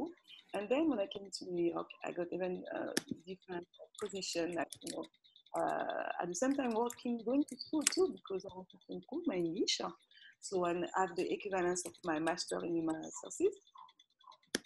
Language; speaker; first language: English; non-native, fluent; French